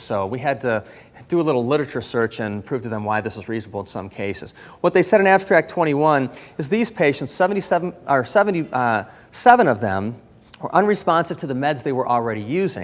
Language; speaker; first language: English; native; English